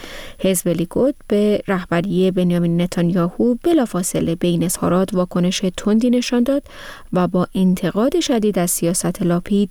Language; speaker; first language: Persian; native; Persian